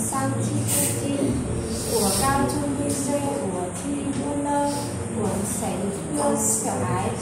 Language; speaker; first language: Chinese; non-native, learner; Vietnamese